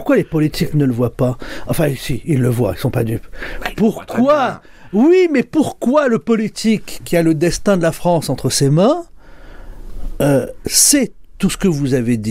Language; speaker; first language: French; native; French